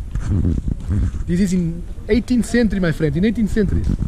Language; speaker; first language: English; non-native, fluent; Portuguese